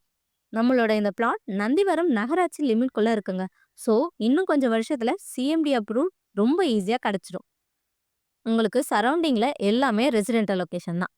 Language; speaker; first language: Tamil; native; Tamil